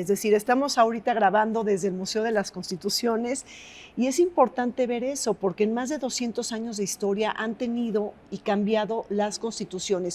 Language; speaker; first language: Spanish; native; Spanish